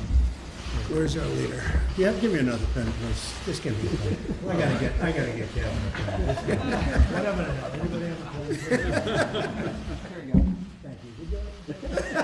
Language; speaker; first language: English; native; English